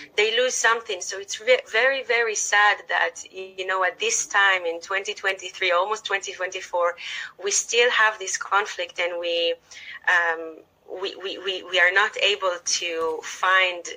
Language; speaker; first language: English; non-native, fluent; Hebrew